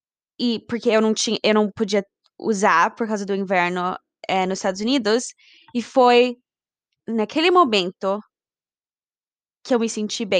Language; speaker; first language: Portuguese; early bilingual, heritage; Portuguese